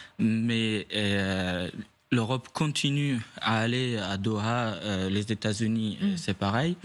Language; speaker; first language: French; non-native, fluent; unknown